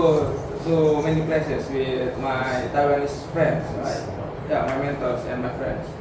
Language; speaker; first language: English; non-native, learner; Indonesian